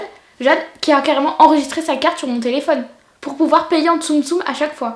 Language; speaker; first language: French; native; French